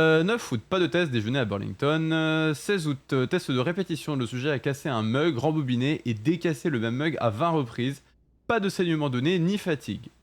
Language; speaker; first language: French; native; French